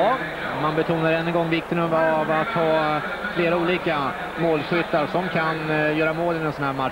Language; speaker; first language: Swedish; native; Swedish